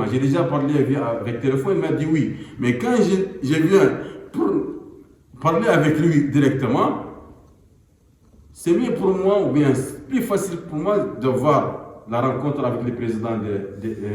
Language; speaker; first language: French; non-native, local second language; Arabic